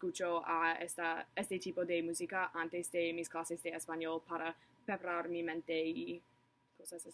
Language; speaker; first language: Spanish; non-native, learner; English